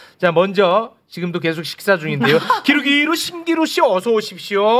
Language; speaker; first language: Korean; native; Korean